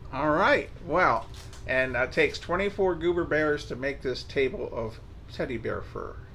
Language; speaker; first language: English; native; English